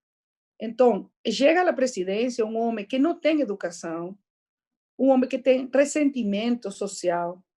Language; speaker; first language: Portuguese; non-native, fluent; Spanish